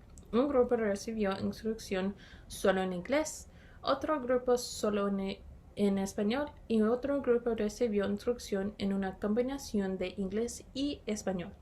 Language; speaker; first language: Spanish; early bilingual, heritage; Spanish